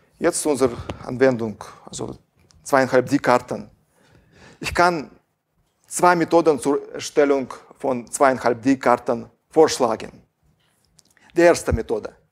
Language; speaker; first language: German; non-native, fluent; Russian